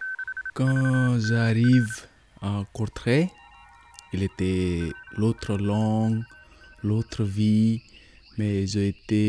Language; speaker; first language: French; non-native, learner; Nepali